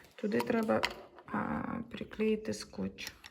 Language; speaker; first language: Ukrainian; native; Ukrainian